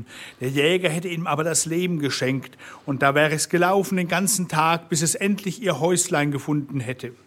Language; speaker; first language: German; native; German